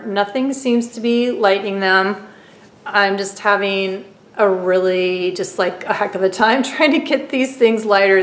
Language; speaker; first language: English; native; English